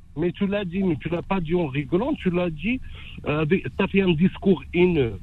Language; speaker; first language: French; non-native, local second language; Arabic